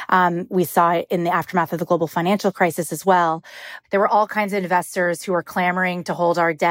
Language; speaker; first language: English; native; English